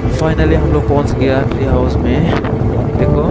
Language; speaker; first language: Hindi; non-native, local second language; Bodo